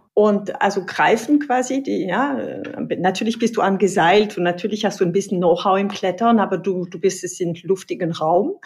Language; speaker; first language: German; non-native, fluent; French